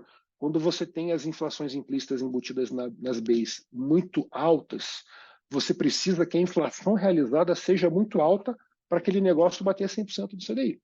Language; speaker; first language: Portuguese; native; Portuguese